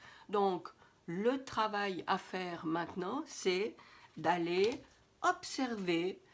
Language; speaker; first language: French; native; French